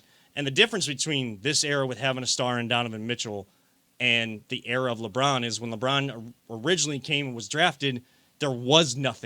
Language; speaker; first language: English; native; English